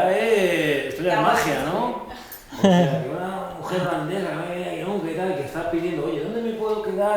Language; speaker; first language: Spanish; native; Spanish